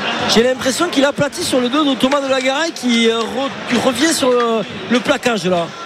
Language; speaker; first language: French; native; French